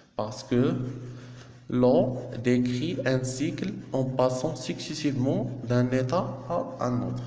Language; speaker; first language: French; non-native, local second language; Arabic